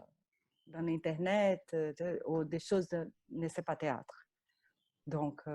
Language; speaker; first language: French; non-native, fluent; Portuguese